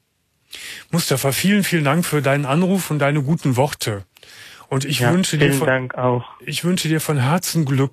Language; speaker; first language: German; native; German